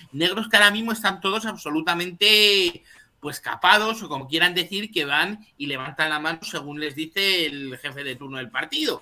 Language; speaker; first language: Spanish; native; Spanish